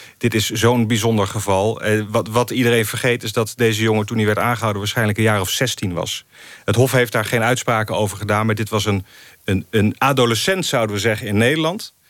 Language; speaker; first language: Dutch; native; Dutch